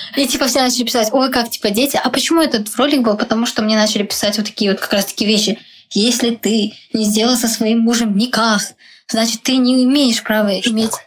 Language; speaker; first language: Russian; non-native, local second language; Tajik